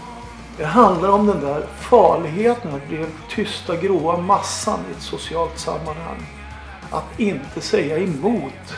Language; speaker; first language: Swedish; native; Swedish